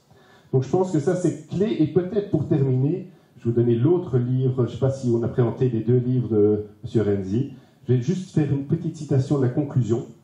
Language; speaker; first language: French; native; French